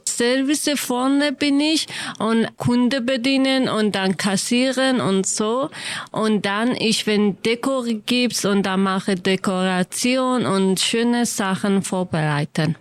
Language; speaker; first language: German; non-native, learner; Kurdish